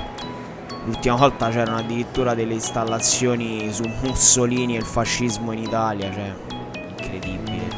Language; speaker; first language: Italian; native; Italian